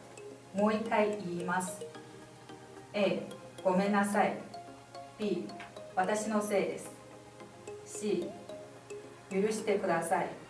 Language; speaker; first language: Japanese; non-native, fluent; Chinese